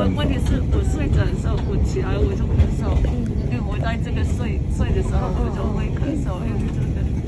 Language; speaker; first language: Chinese; non-native, learner; English